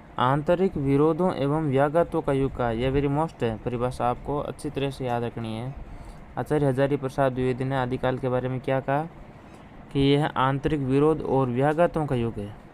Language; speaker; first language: Hindi; native; Hindi